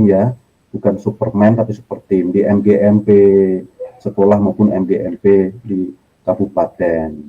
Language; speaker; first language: Indonesian; native; Indonesian